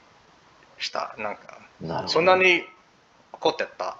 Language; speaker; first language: Japanese; non-native, learner; English